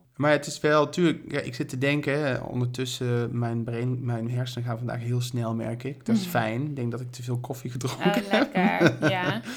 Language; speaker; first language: Dutch; native; Dutch